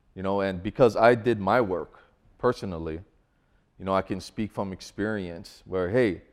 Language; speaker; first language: English; native; English